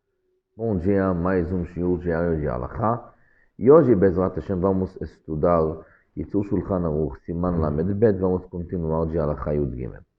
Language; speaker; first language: Portuguese; non-native, fluent; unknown